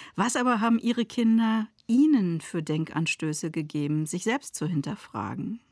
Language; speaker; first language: German; native; German